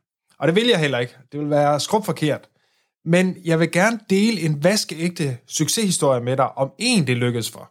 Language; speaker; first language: Danish; native; Danish